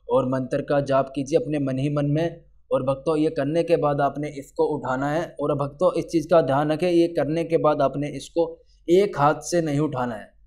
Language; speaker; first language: Hindi; native; Hindi